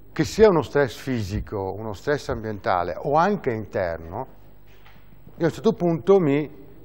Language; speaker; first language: Italian; native; Italian